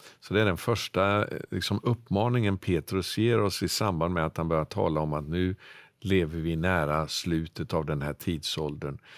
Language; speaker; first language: Swedish; native; Swedish